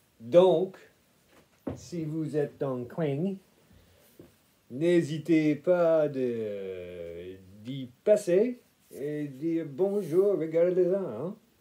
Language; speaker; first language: French; non-native, fluent; English